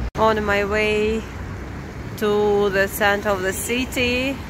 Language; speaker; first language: English; non-native, fluent; Russian